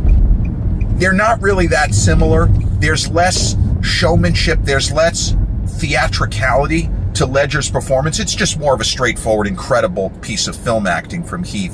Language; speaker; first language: English; native; English